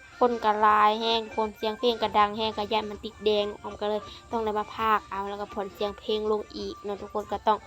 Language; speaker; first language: Thai; non-native, local second language; Lao